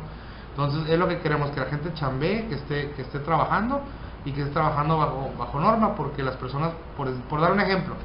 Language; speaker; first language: Spanish; native; Spanish